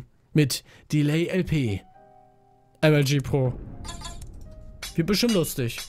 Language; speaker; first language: German; native; German